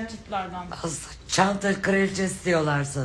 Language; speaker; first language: Turkish; native; Turkish